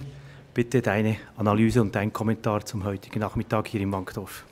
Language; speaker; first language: German; native; German